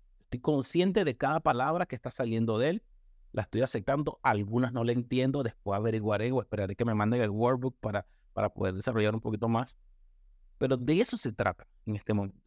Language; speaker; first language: Spanish; native; Spanish